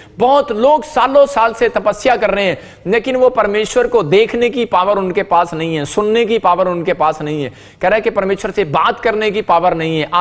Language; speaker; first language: Hindi; non-native, local second language; Punjabi